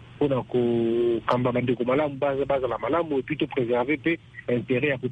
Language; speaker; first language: French; non-native, local second language; Lingala